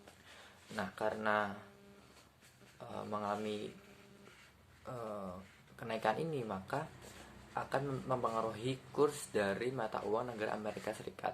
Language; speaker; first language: Indonesian; native; Indonesian